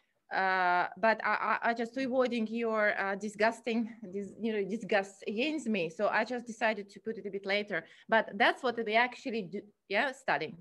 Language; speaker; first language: English; non-native, fluent; Russian